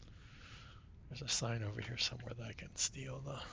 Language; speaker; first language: English; native; English